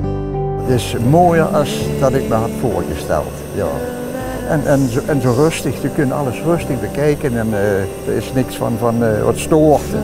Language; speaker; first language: Dutch; non-native, local second language; Limburgish